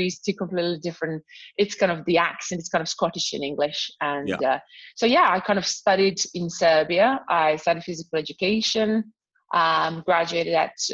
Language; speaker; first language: English; non-native, fluent; Croatian